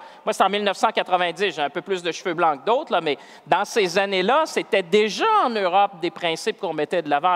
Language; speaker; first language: French; native; French